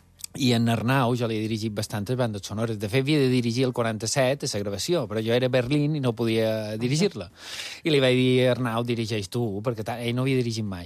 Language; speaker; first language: Catalan; native; Catalan